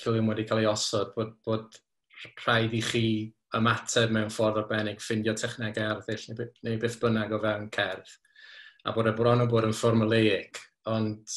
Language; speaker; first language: Welsh; native; Welsh